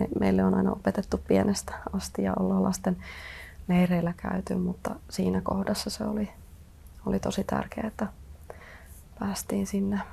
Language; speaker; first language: Finnish; native; Finnish